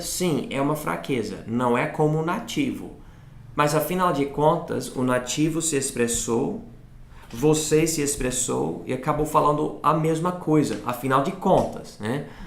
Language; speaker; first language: Portuguese; non-native, fluent; English